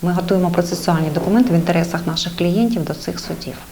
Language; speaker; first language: Ukrainian; native; Ukrainian